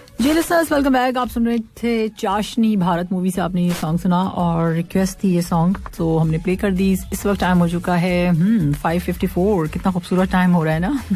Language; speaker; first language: Urdu; native; Urdu